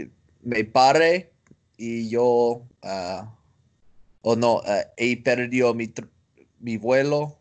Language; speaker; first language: Spanish; non-native, learner; English